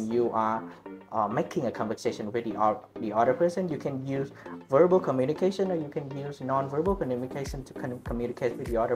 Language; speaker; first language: English; non-native, learner; Vietnamese